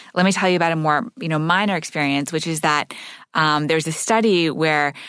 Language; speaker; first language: English; native; English